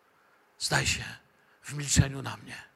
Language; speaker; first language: Polish; native; Polish